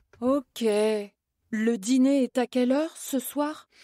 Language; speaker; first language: French; non-native, learner; Spanish